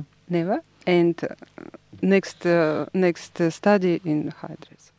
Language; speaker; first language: English; non-native, learner; Russian